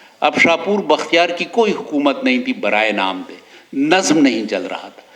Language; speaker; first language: Urdu; non-native, local second language; Pashto